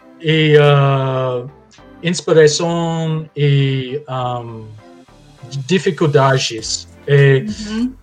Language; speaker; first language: Portuguese; non-native, learner; English